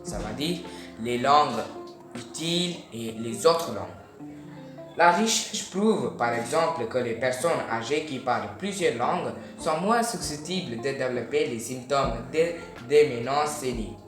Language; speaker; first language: French; non-native, learner; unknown